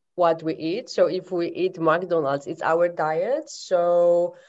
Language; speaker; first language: English; non-native, fluent; Polish